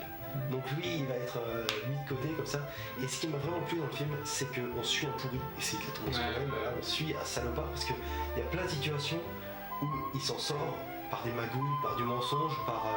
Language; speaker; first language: French; native; French